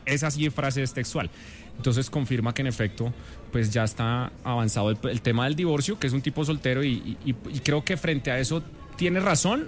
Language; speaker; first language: Spanish; native; Spanish